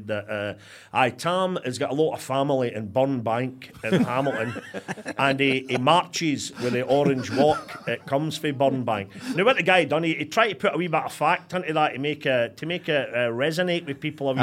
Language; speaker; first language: English; native; English